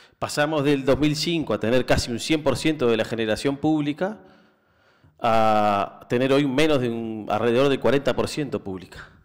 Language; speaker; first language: Spanish; native; Spanish